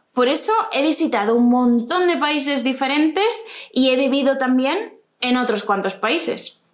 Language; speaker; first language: Spanish; native; Spanish